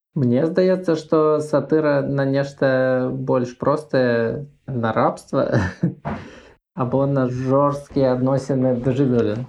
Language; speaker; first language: Belarusian; non-native, local second language; Russian